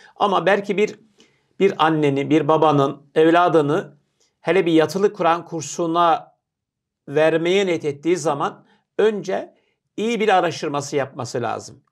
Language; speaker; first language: Turkish; native; Turkish